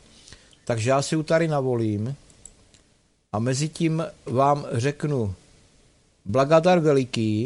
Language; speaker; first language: Czech; native; Czech